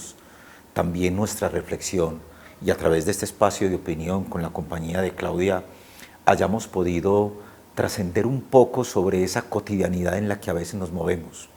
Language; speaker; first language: Spanish; native; Spanish